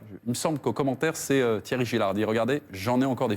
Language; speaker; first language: French; native; French